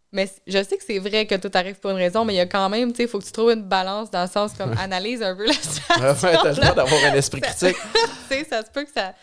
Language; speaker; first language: French; native; French